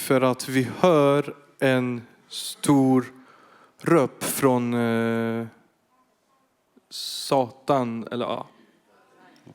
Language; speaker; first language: Swedish; non-native, fluent; Persian